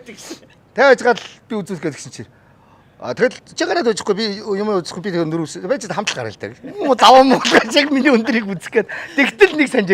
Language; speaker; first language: Mongolian; native; Mongolian